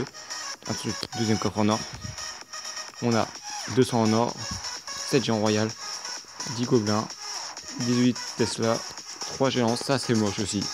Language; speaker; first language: French; native; French